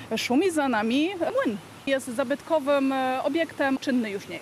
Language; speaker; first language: Polish; native; Polish